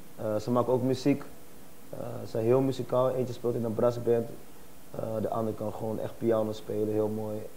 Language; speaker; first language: Dutch; native; Dutch